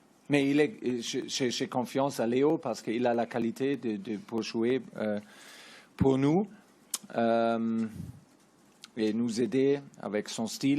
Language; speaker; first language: French; non-native, learner; German